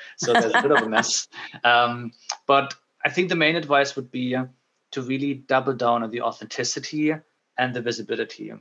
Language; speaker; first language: English; non-native, fluent; German